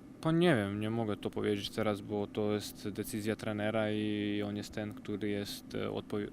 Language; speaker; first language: Polish; non-native, learner; Croatian